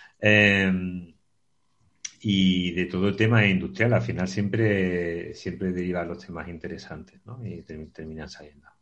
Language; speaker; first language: Spanish; native; Spanish